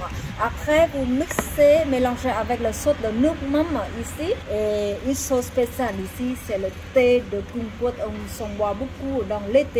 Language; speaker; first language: French; non-native, learner; Vietnamese